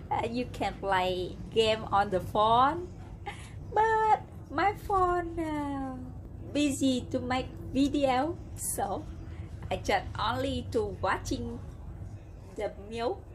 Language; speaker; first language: English; non-native, learner; Vietnamese